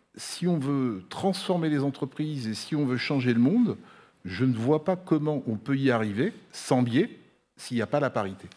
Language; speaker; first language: French; non-native, local second language; Arabic